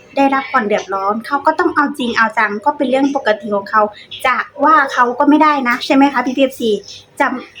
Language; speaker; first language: Thai; native; Thai